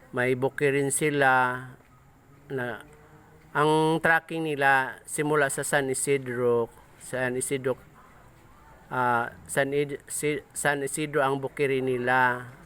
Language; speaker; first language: Filipino; non-native, local second language; Cebuano